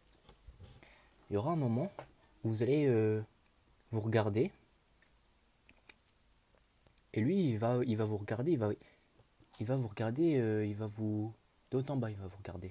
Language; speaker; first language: French; native; French